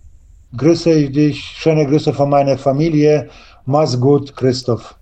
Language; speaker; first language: German; non-native, learner; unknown